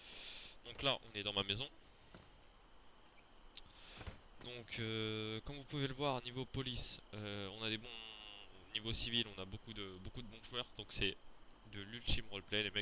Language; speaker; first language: French; native; French